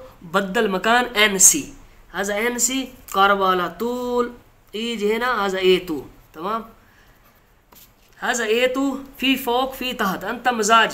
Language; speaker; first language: Arabic; non-native, learner; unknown